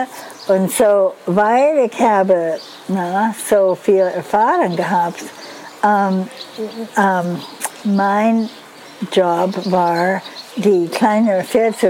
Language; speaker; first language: German; non-native, fluent; English